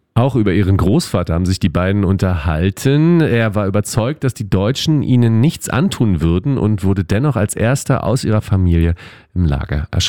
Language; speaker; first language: German; native; German